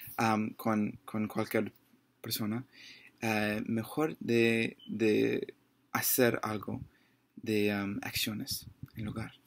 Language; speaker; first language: Spanish; non-native, learner; English